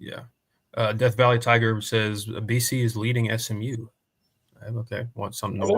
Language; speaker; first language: English; native; English